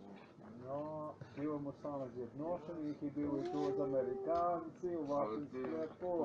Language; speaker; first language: Polish; non-native, learner; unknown